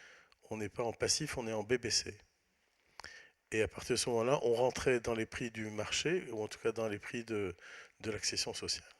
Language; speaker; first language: French; native; French